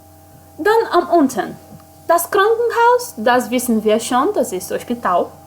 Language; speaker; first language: German; non-native, fluent; Portuguese